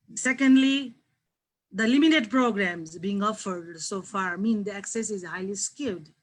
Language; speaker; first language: English; non-native, local second language; Nepali